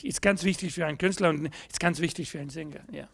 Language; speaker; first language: German; non-native, fluent; Spanish